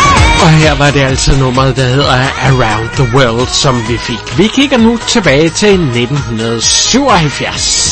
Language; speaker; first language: Danish; native; Danish